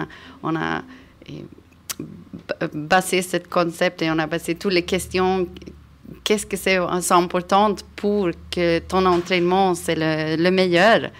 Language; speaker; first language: French; non-native, fluent; Swedish